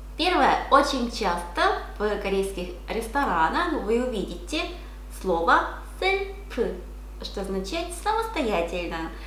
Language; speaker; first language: Russian; non-native, fluent; Korean